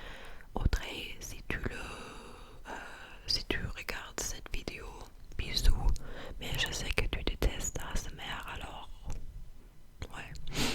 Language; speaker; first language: French; non-native, fluent; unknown